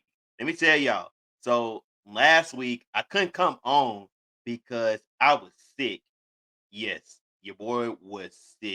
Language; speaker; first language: English; native; English